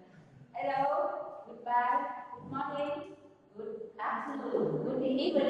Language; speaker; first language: English; non-native, learner; Vietnamese